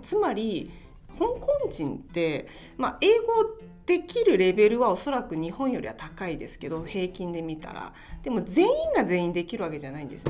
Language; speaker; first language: Japanese; non-native, fluent; Chinese